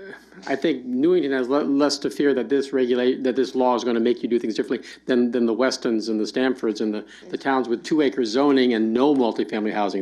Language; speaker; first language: English; native; English